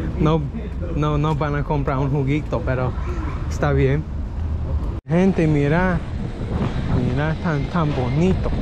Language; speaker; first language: Spanish; non-native, learner; English